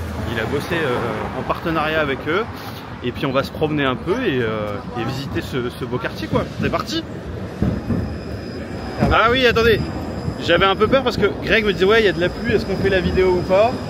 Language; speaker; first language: French; native; French